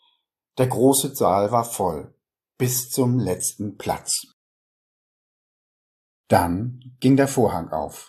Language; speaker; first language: German; native; German